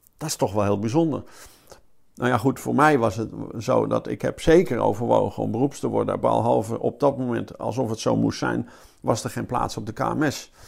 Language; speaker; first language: Dutch; native; Dutch